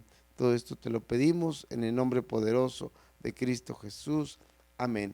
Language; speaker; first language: Spanish; native; Spanish